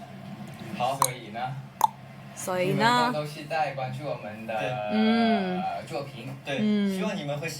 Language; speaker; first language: Chinese; non-native, learner; Thai